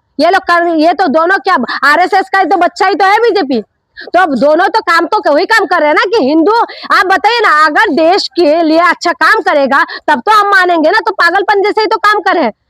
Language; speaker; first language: Hindi; non-native, local second language; Assamese